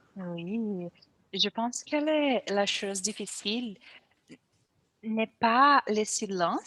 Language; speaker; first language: French; non-native, learner; Portuguese